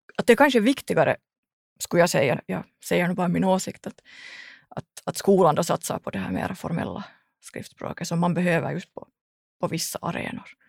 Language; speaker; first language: Swedish; native; Swedish